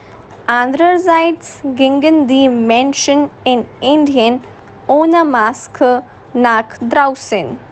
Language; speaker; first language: German; non-native, learner; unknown